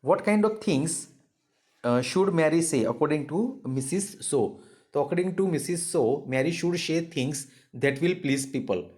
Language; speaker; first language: English; non-native, local second language; Gujarati